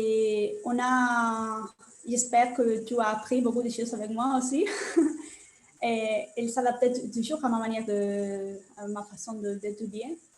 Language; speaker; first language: French; non-native, learner; Spanish